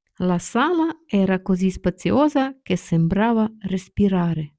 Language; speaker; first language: Italian; non-native, learner; Ukrainian